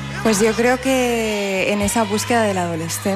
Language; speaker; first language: Spanish; native; Spanish